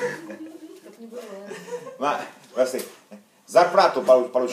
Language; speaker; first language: Italian; non-native, fluent; Russian